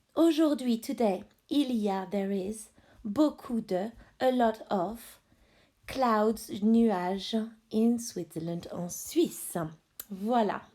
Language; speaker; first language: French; non-native, fluent; English